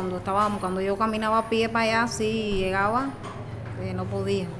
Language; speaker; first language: Spanish; native; Spanish